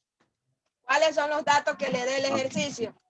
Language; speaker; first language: Spanish; native; Spanish